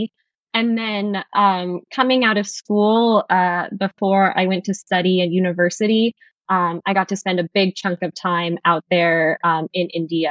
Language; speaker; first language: English; native; English